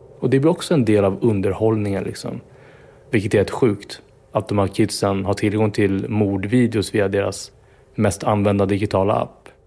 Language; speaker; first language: Swedish; native; Swedish